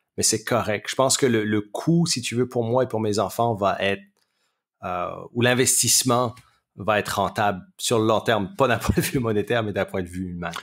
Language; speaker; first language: French; native; French